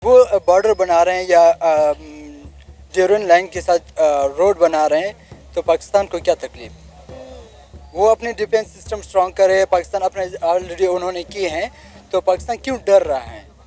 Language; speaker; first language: Hindi; non-native, local second language; Pashto